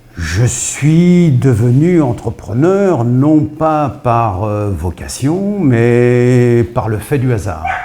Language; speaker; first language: French; early bilingual, other home language; Portuguese